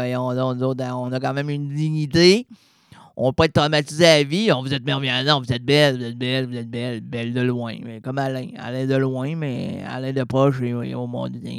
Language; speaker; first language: French; native; French